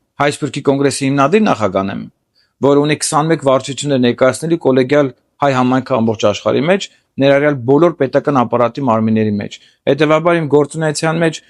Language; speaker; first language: Armenian; native; Armenian